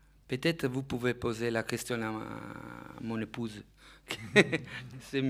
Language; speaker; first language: French; non-native, fluent; Italian